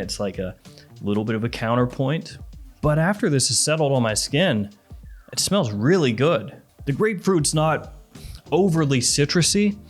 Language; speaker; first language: English; native; English